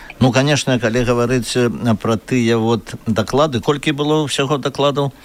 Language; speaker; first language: Belarusian; native; Belarusian